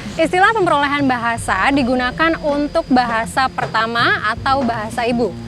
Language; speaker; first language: Indonesian; native; Indonesian